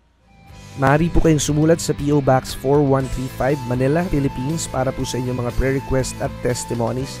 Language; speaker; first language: Filipino; native; Filipino